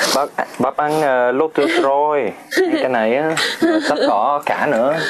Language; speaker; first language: Vietnamese; non-native, learner; Swedish